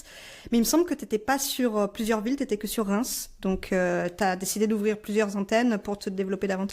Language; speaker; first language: French; native; French